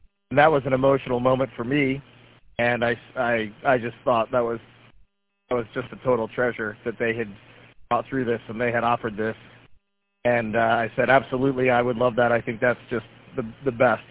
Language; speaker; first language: English; native; English